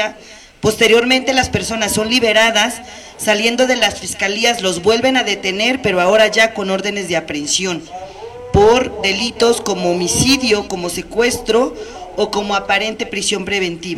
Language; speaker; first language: Spanish; native; Spanish